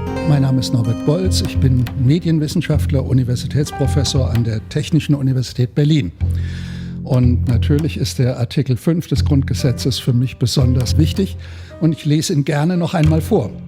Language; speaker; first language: German; native; German